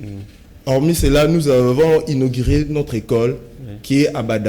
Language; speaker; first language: French; non-native, local second language; Lingala